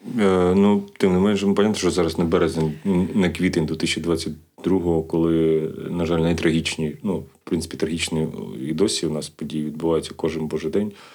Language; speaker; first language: Ukrainian; native; Ukrainian